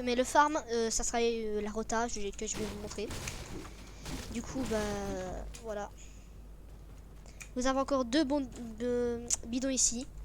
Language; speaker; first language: French; native; French